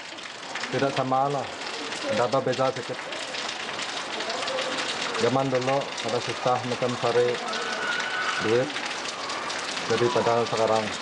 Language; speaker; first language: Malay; non-native, local second language; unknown